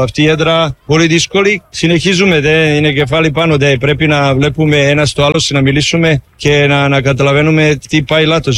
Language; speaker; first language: Greek; non-native, learner; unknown